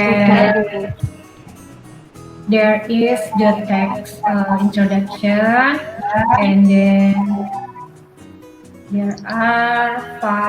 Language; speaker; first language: English; non-native, learner; Indonesian